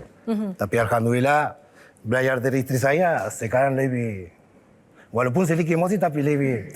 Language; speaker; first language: Indonesian; non-native, fluent; Spanish